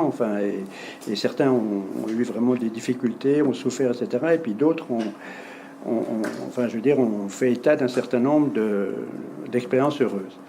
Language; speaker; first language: French; native; French